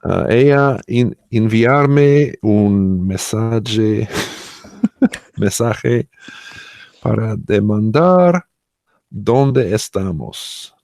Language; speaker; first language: Spanish; non-native, learner; English